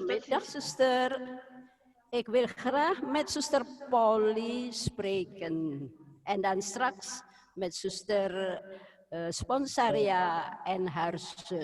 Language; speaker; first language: Dutch; non-native, fluent; Indonesian